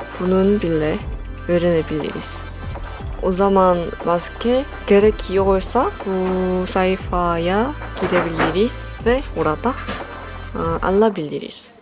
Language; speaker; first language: Turkish; non-native, learner; Korean